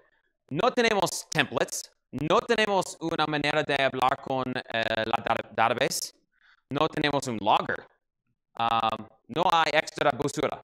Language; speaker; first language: Spanish; non-native, learner; English